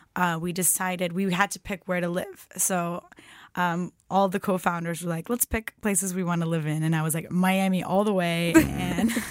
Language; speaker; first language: English; non-native, fluent; Turkish